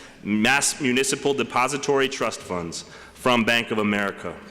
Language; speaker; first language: English; native; English